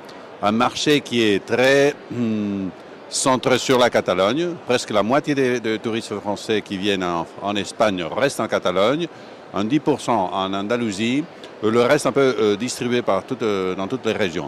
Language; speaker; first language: French; non-native, fluent; Spanish